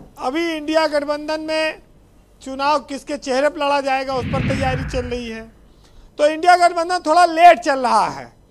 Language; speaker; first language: Hindi; native; Hindi